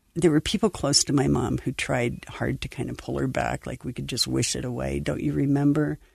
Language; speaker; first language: English; native; English